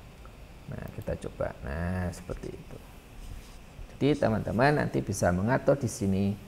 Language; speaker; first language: Indonesian; native; Indonesian